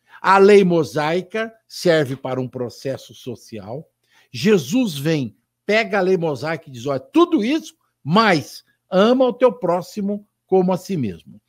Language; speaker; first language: Portuguese; native; Portuguese